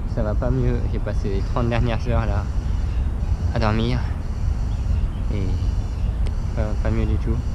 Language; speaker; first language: French; native; French